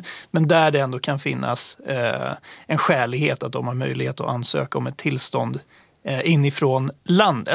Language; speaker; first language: Swedish; native; Swedish